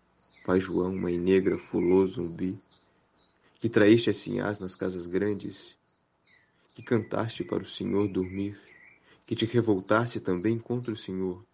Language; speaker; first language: Portuguese; native; Portuguese